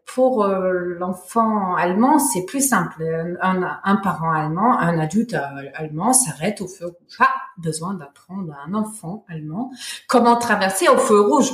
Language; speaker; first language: French; non-native, fluent; German